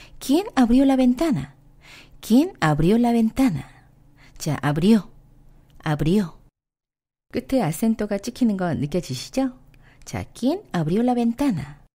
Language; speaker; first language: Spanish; non-native, fluent; Korean